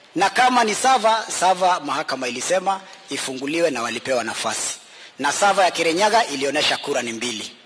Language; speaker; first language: Swahili; native; Swahili